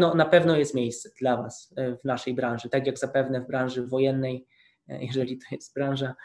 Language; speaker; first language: Polish; native; Polish